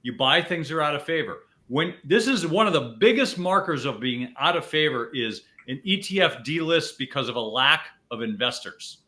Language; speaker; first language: English; native; English